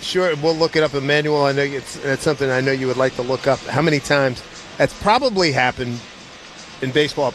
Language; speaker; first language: English; native; English